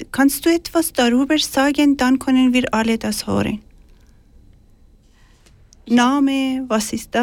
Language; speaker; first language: German; non-native, learner; Persian